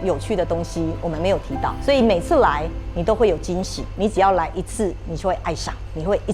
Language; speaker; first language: Chinese; native; Chinese